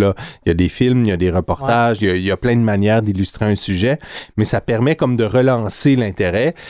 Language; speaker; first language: French; native; French